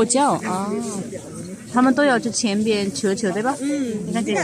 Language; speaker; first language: Chinese; non-native, fluent; Urdu